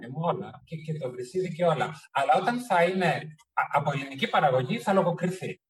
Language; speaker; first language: Greek; early bilingual, heritage; Greek